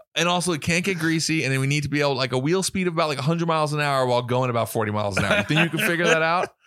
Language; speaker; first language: English; native; English